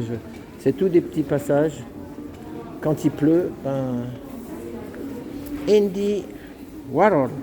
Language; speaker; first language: French; native; French